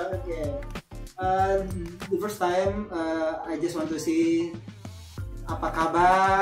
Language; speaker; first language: English; non-native, learner; Indonesian